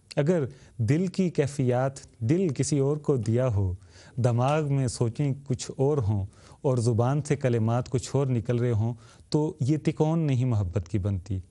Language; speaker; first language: Urdu; native; Urdu